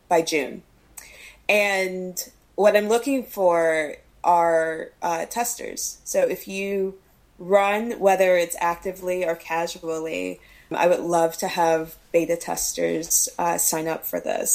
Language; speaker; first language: English; native; English